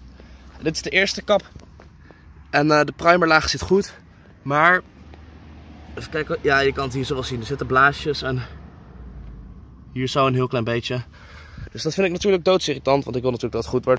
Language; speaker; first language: Dutch; native; Dutch